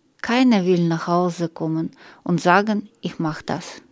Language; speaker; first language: German; non-native, learner; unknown